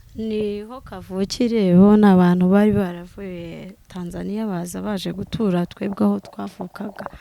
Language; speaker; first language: Kinyarwanda; native; Kinyarwanda